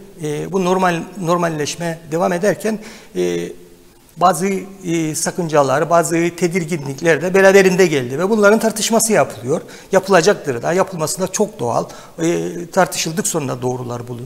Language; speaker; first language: Turkish; native; Turkish